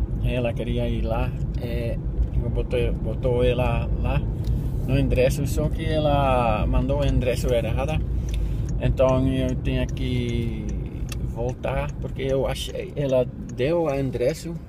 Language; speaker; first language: Portuguese; non-native, learner; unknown